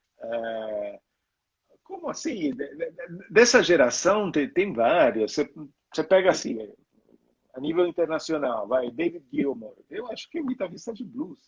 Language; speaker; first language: Portuguese; non-native, fluent; Italian